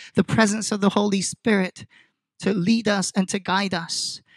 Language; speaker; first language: English; non-native, fluent; Korean